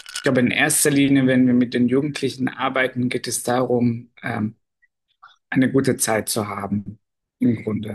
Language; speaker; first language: German; non-native, fluent; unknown